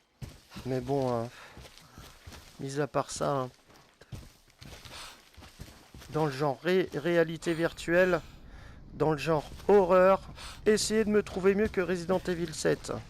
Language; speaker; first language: French; native; French